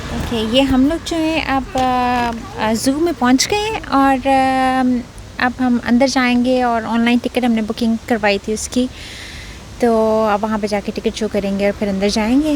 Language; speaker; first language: Urdu; native; Urdu